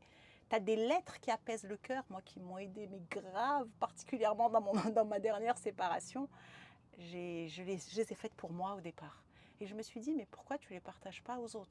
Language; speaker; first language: French; native; French